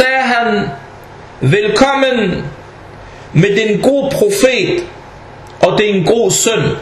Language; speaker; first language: Danish; non-native, fluent; Arabic